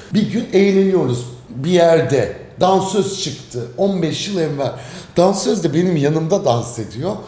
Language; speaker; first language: Turkish; native; Turkish